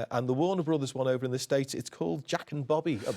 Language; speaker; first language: English; native; English